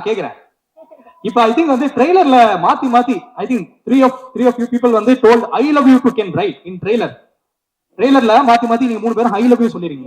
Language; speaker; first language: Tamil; native; Tamil